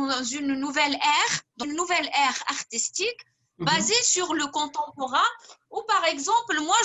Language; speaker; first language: French; non-native, fluent; Arabic